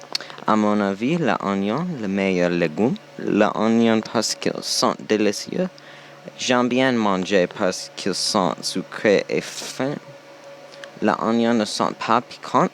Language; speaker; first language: French; non-native, learner; English